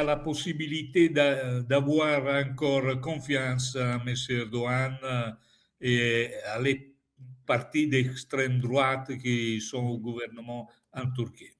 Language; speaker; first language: French; non-native, fluent; Italian